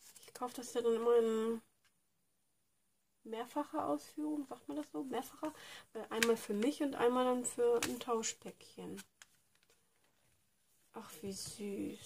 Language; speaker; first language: German; native; German